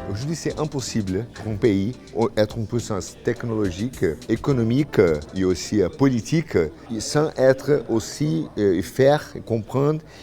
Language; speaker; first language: French; non-native, fluent; Portuguese